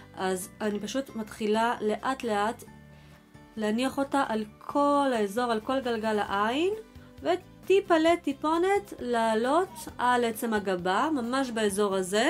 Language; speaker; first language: Hebrew; early bilingual, other home language; Russian